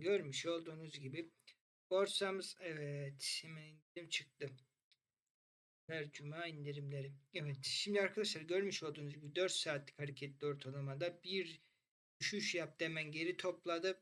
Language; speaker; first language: Turkish; native; Turkish